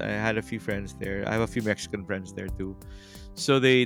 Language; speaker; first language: English; non-native, local second language; Filipino